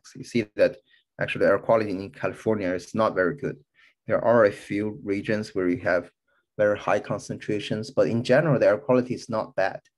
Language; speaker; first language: English; non-native, fluent; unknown